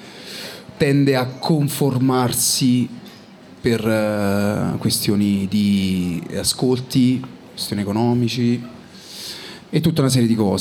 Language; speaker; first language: Italian; native; Italian